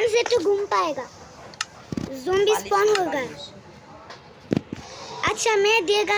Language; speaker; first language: Hindi; non-native, learner; Bangla